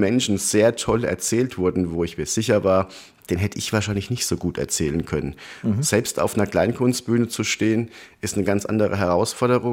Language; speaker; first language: German; native; German